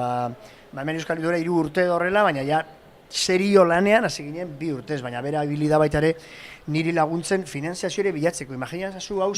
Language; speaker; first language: Basque; native; Basque